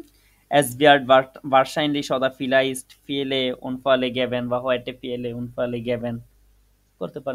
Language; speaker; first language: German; non-native, fluent; Bangla